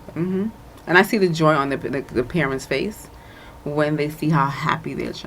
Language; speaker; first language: English; native; English